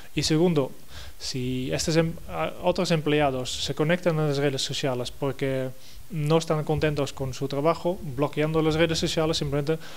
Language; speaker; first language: Spanish; non-native, fluent; Dutch